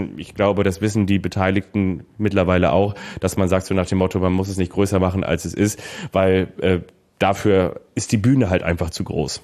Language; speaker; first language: German; native; German